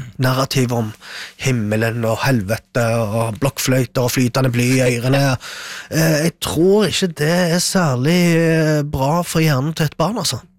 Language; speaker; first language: Norwegian; early bilingual, other home language; Arabic